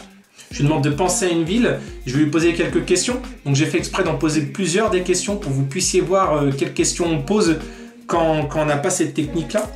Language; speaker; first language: French; native; French